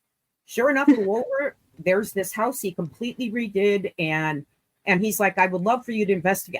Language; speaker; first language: English; native; English